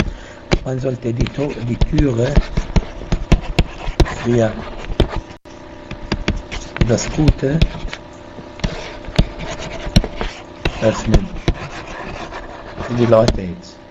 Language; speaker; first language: German; non-native, fluent; Arabic